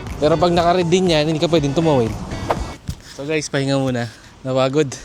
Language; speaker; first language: Filipino; native; Filipino